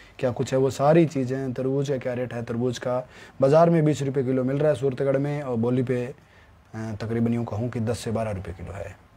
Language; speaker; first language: Hindi; native; Hindi